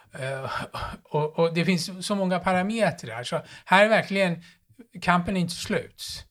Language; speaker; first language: Swedish; non-native, fluent; Persian